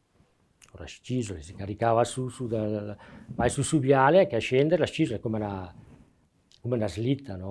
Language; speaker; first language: Italian; non-native, local second language; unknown